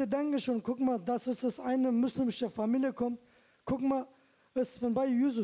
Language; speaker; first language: German; non-native, learner; Turkish